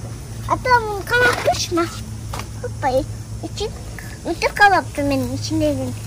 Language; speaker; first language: Kyrgyz; early bilingual, heritage; Kyrgyz